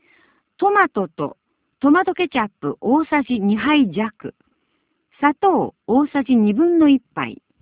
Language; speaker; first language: Japanese; native; Japanese